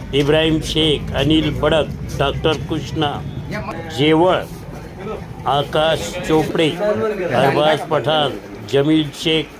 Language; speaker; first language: Hindi; non-native, local second language; Marathi